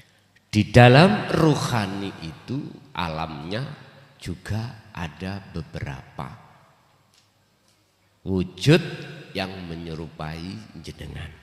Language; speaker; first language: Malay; non-native, local second language; Javanese